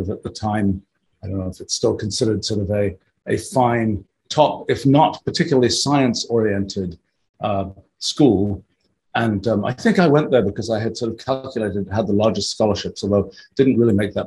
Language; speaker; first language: English; native; English